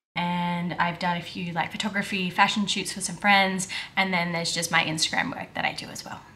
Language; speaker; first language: English; native; English